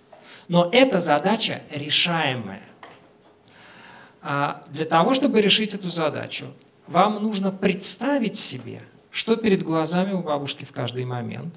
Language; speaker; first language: Russian; native; Russian